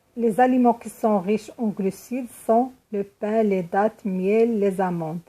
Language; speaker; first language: French; non-native, local second language; Arabic